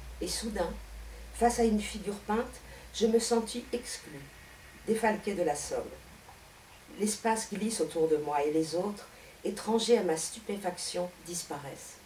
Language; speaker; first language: French; native; French